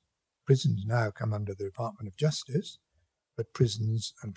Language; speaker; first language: English; native; English